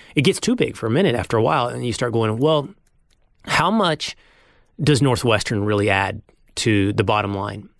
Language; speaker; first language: English; native; English